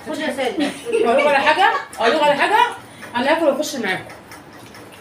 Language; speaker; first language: Arabic; native; Arabic